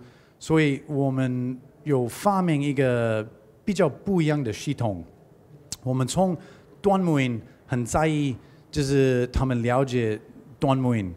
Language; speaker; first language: Chinese; non-native, learner; English